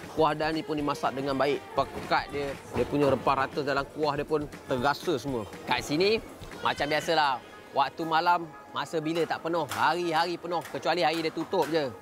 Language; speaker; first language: Malay; native; Malay